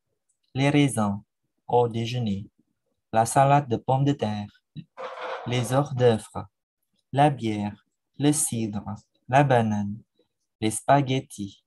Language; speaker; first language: French; non-native, fluent; Indonesian